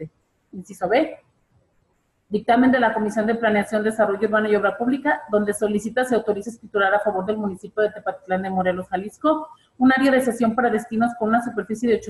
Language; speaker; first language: Spanish; native; Spanish